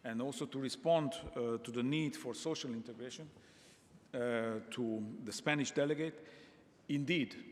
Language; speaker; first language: English; non-native, fluent; Hungarian